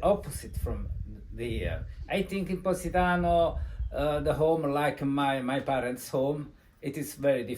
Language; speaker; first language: English; non-native, learner; Italian